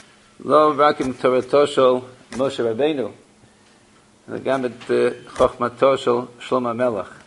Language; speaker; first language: Hebrew; non-native, fluent; English